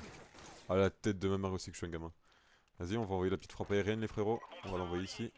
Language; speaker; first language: French; native; French